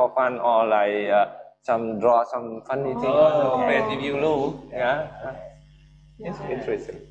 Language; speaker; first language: English; non-native, learner; Vietnamese